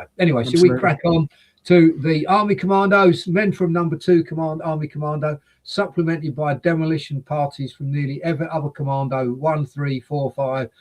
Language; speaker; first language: English; native; English